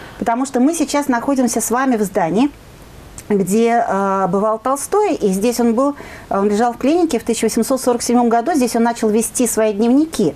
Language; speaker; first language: Russian; native; Russian